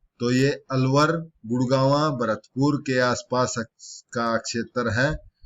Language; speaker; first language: Hindi; native; Hindi